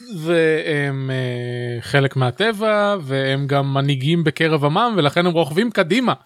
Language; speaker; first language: Hebrew; native; Hebrew